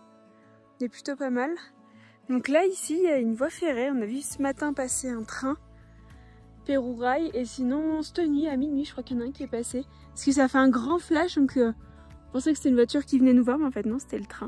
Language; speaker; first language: French; native; French